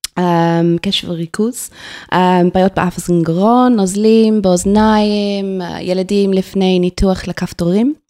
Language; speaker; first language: Hebrew; non-native, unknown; English